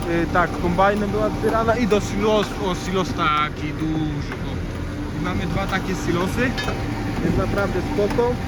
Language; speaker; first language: Polish; native; Polish